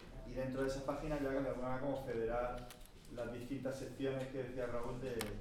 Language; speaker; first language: Spanish; native; Spanish